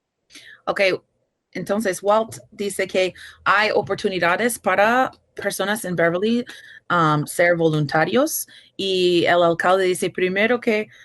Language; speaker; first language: Spanish; non-native, fluent; English